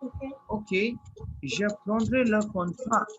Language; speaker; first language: French; non-native, fluent; Hindi